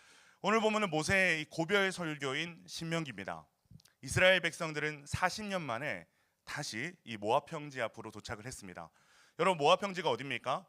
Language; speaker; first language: Korean; native; Korean